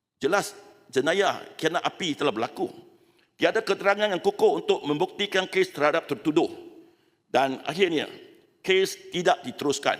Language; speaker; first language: Malay; non-native, local second language; Chinese